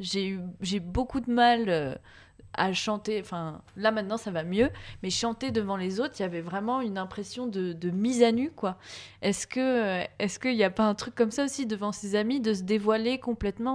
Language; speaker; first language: French; native; French